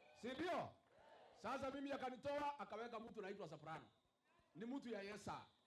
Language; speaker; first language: Swahili; non-native, local second language; Kikuyu